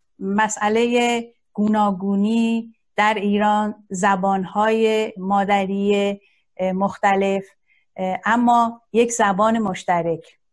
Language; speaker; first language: Persian; non-native, local second language; Azerbaijani